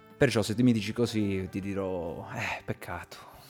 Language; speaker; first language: Italian; native; Italian